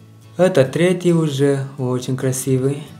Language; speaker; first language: Russian; non-native, learner; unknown